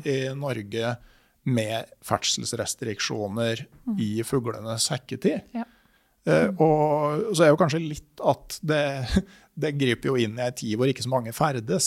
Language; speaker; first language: Norwegian; native; Norwegian